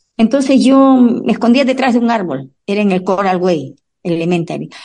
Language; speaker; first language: Spanish; native; Spanish